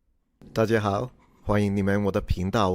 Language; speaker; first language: Chinese; non-native, learner; English